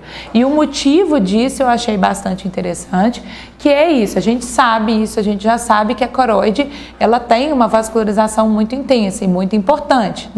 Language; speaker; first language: Portuguese; native; Portuguese